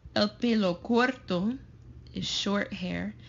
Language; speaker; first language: English; native; English